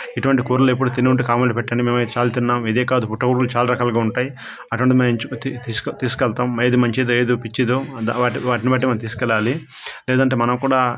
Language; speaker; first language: Telugu; non-native, local second language; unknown